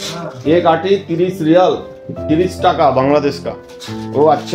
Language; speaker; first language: Hindi; non-native, learner; Bangla